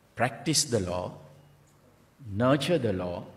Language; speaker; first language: English; non-native, local second language; Sinhala